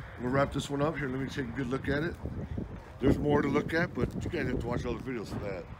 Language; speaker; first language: English; native; English